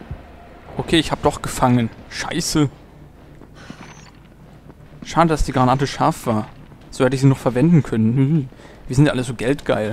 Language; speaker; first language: German; native; German